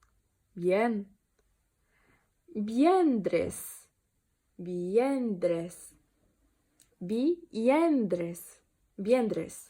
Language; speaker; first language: Spanish; non-native, learner; Arabic